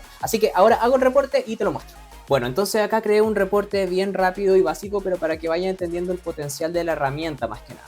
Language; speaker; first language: Spanish; native; Spanish